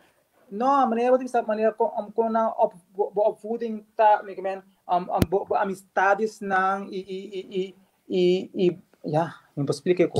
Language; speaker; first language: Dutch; non-native, local second language; Papiamento